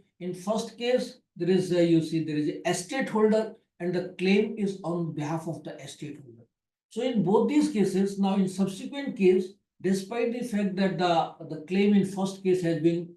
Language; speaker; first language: English; non-native, local second language; Hindi